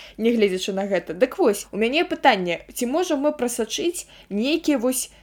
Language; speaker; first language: Belarusian; native; Belarusian